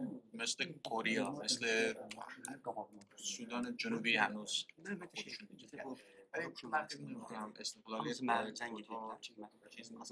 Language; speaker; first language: Persian; non-native, learner; Kurdish